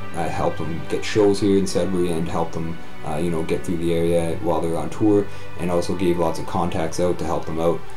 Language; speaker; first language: English; native; English